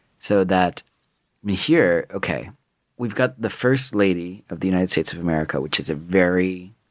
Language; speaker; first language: English; native; English